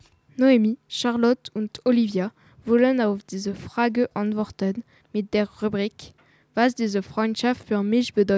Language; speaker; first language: German; non-native, learner; French